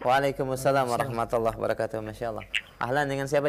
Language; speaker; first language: Indonesian; native; Indonesian